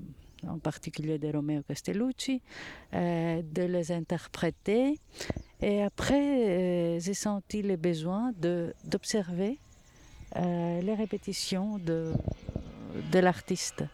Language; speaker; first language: French; non-native, fluent; Greek